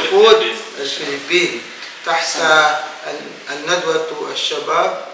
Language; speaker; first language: Arabic; non-native, fluent; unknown